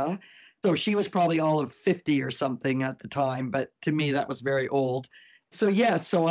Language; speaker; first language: English; native; English